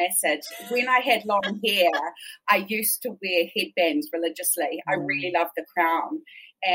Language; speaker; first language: English; native; English